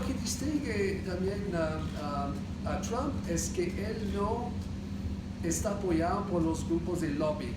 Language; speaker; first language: Spanish; non-native, fluent; English